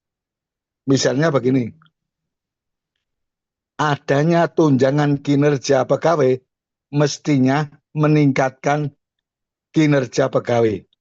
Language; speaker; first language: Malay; non-native, local second language; Javanese